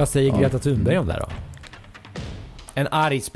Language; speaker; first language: Swedish; native; Swedish